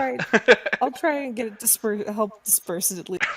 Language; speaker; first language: English; native; English